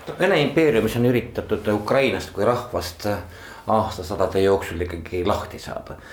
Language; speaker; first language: Estonian; native; Estonian